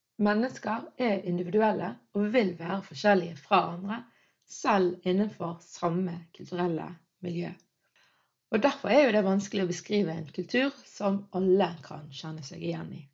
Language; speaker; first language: Norwegian; early bilingual, other home language; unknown